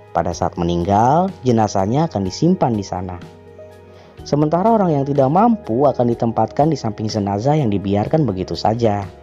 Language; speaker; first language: Indonesian; native; Indonesian